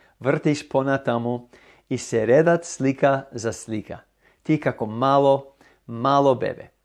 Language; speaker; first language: Macedonian; non-native, fluent; English